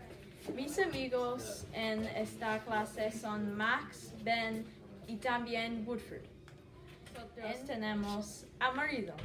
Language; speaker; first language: Spanish; non-native, learner; English